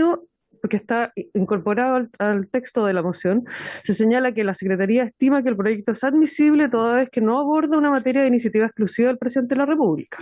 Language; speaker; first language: Spanish; native; Spanish